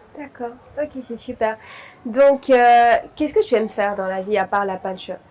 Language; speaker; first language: French; native; French